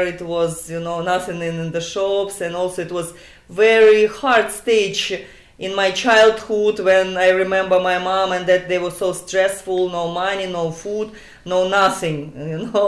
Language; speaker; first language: English; non-native, learner; Russian